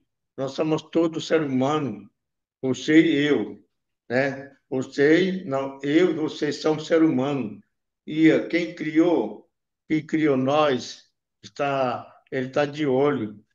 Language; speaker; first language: Portuguese; non-native, local second language; Yanomámi